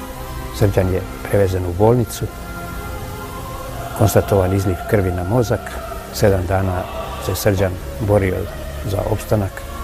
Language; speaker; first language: Bosnian; native; Bosnian